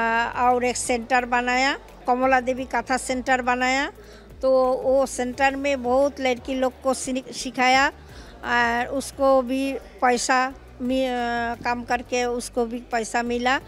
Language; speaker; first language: Hindi; non-native, local second language; Bangla